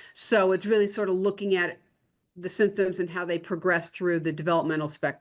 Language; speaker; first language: English; native; English